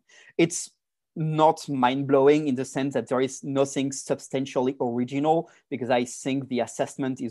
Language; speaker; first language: English; non-native, fluent; French